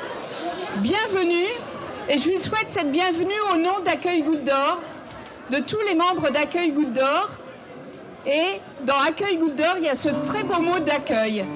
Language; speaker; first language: French; native; French